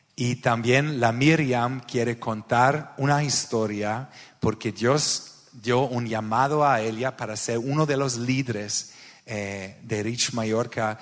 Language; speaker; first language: Spanish; non-native, learner; German